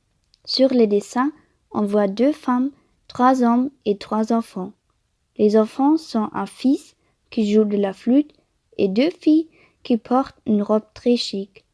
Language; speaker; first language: French; non-native, learner; German